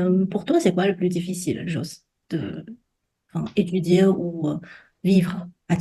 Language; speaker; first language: French; non-native, fluent; Chinese